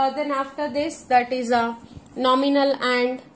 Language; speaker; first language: English; non-native, local second language; Kannada